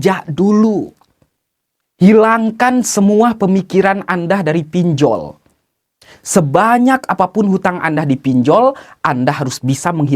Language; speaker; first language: Indonesian; native; Indonesian